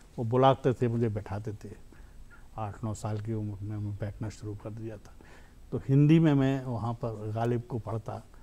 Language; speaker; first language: Hindi; native; Hindi